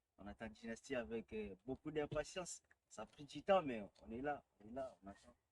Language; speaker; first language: French; non-native, local second language; Lingala